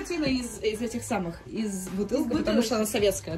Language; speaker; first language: Russian; native; Russian